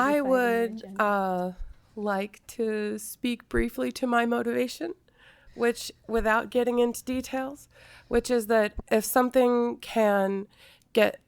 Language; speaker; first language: English; native; English